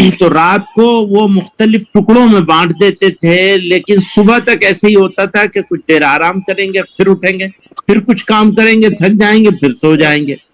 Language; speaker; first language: Urdu; native; Urdu